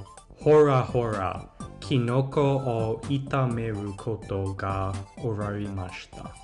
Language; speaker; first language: Japanese; non-native, learner; English